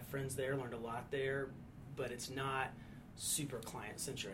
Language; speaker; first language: English; native; English